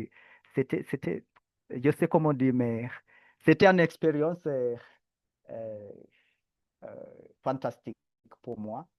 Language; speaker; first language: French; non-native, learner; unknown